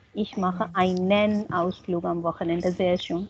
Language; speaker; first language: German; non-native, fluent; Hindi